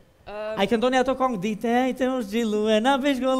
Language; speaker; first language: Albanian; native; Albanian